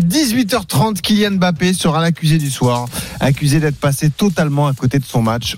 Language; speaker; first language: French; native; French